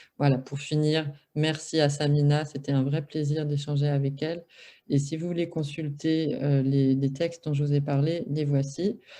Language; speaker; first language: French; native; French